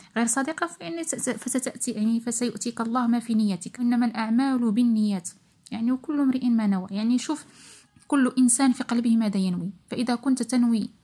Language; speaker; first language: Arabic; native; Arabic